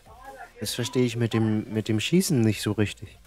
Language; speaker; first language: German; native; German